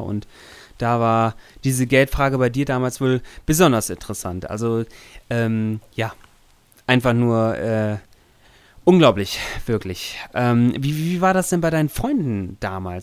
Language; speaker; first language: German; native; German